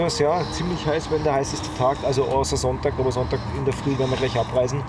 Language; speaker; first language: German; native; German